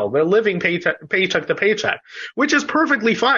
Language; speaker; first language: English; native; English